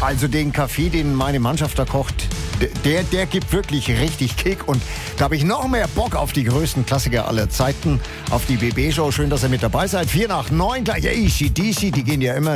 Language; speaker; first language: German; native; German